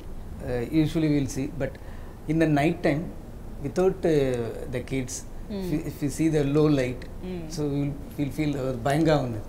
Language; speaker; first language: Telugu; non-native, learner; Tamil